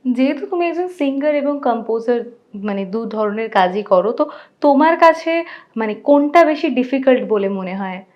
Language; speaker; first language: Bangla; native; Bangla